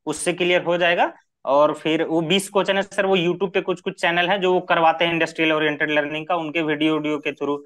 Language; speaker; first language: Hindi; native; Hindi